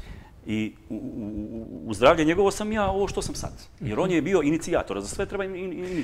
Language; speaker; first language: Serbian; native; Serbian